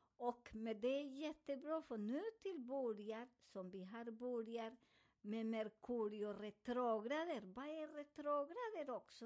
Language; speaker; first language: Swedish; non-native, fluent; Spanish